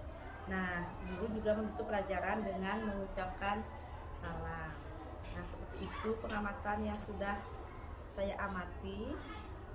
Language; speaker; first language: Indonesian; native; Indonesian